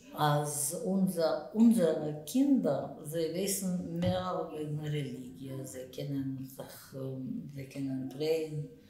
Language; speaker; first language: German; non-native, learner; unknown